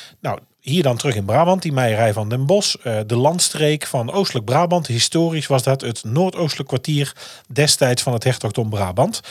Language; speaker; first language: Dutch; native; Dutch